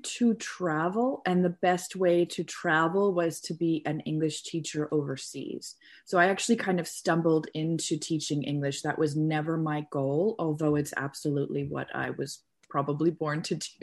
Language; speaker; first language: English; native; English